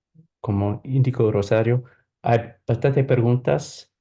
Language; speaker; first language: Spanish; non-native, fluent; English